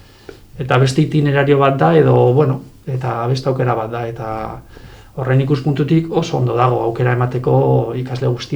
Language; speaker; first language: Basque; non-native, local second language; Spanish